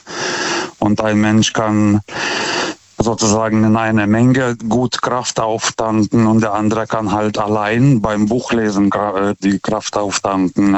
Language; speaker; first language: German; non-native, fluent; Lithuanian